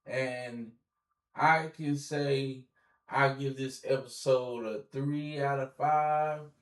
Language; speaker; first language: English; native; English